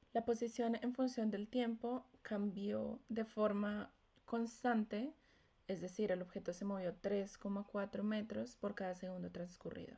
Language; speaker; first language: Spanish; native; Spanish